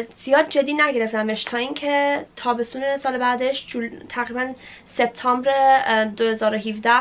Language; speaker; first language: Persian; early bilingual, heritage; Persian